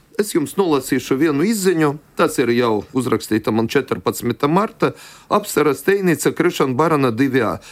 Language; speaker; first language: Latvian; non-native, local second language; Russian